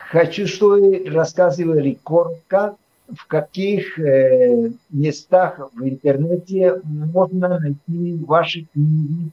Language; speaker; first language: Russian; non-native, fluent; Spanish